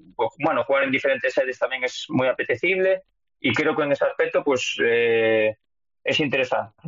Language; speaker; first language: Spanish; native; Spanish